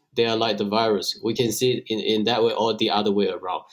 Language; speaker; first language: English; non-native, fluent; Chinese